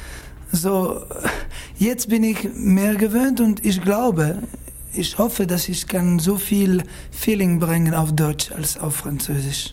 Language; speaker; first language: German; non-native, learner; French